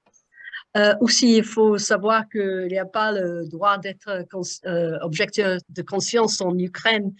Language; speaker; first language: French; non-native, learner; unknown